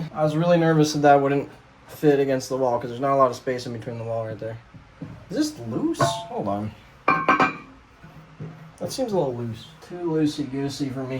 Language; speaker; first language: English; native; English